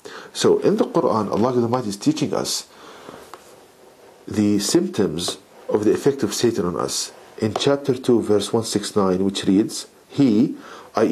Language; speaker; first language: English; non-native, fluent; Arabic